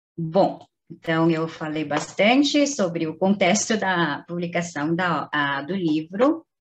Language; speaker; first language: Portuguese; non-native, fluent; Korean